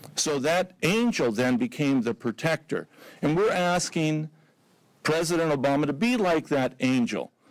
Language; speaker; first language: English; early bilingual, other home language; Spanish